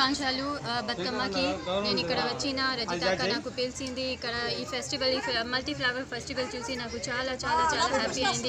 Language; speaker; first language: Telugu; non-native, local second language; Urdu